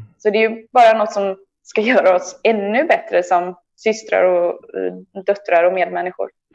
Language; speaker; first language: Swedish; native; Swedish